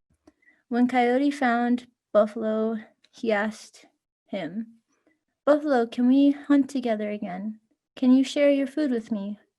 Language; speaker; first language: English; native; English